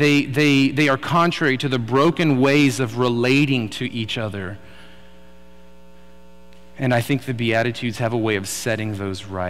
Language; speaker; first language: English; native; English